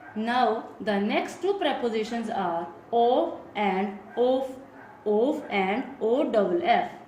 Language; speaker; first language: English; non-native, local second language; Punjabi